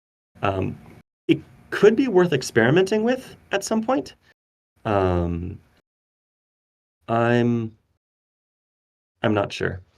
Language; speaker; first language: English; native; English